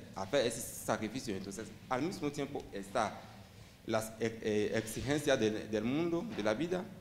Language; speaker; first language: Spanish; non-native, fluent; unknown